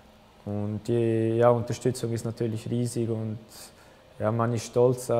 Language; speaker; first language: German; early bilingual, other home language; Albanian